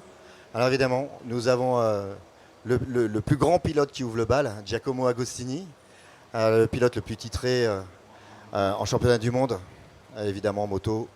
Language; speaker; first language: French; native; French